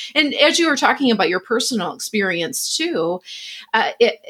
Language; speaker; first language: English; native; English